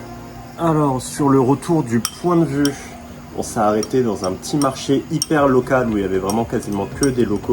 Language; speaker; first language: French; native; French